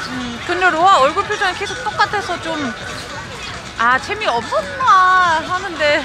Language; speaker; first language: Korean; non-native, learner; German